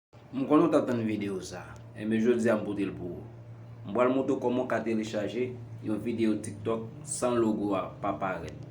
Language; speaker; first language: French; non-native, learner; Haitian Creole